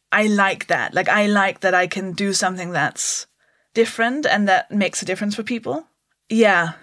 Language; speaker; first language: English; non-native, fluent; Danish